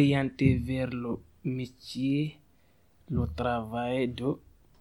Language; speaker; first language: French; non-native, learner; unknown